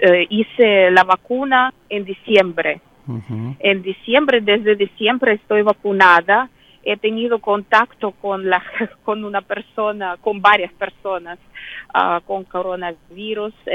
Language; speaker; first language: Spanish; non-native, fluent; Russian